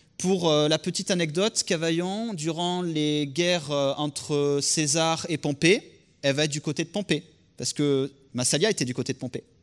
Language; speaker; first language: French; native; French